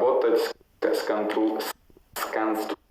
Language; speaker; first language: Russian; non-native, fluent; Italian